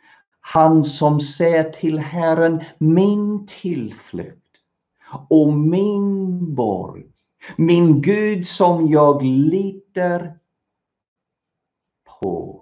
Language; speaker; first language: Swedish; non-native, fluent; English